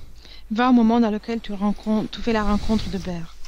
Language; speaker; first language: French; non-native, fluent; Italian